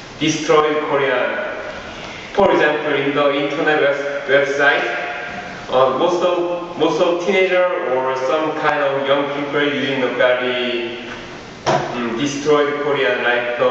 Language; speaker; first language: English; non-native, learner; Korean